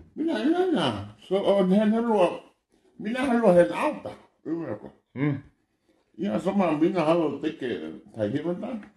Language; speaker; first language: Finnish; non-native, learner; Thai